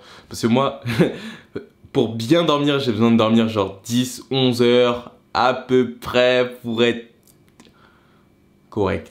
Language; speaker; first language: French; native; French